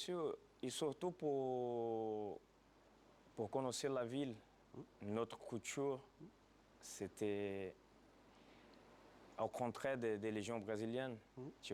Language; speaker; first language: French; non-native, fluent; Portuguese